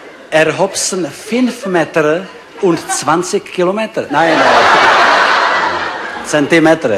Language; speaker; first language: German; non-native, learner; Czech